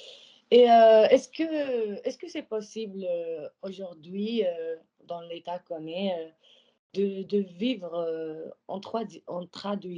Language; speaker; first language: French; non-native, fluent; Spanish